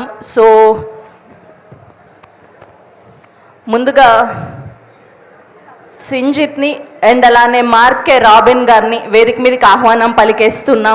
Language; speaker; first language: Telugu; native; Telugu